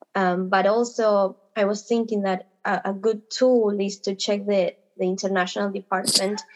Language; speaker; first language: English; non-native, fluent; Spanish